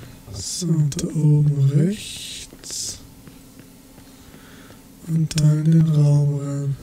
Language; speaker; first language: German; native; German